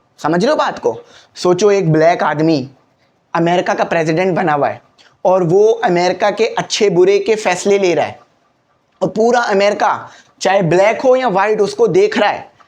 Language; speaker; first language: Urdu; native; Urdu